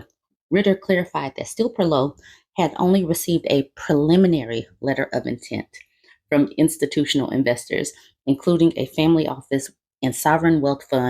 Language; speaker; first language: English; native; English